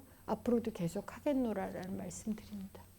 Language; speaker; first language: Korean; native; Korean